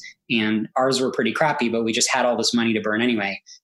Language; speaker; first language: English; early bilingual, other home language; Hebrew